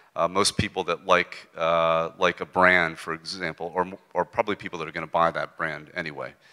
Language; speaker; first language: English; native; English